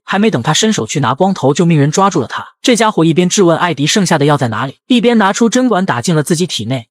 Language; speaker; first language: Chinese; native; Chinese